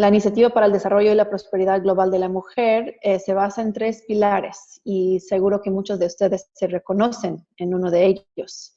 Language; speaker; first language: Spanish; non-native, fluent; English